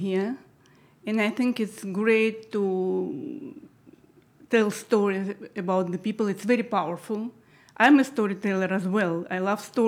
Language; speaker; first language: English; non-native, learner; Russian